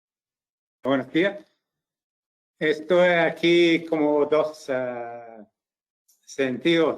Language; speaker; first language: Spanish; non-native, fluent; English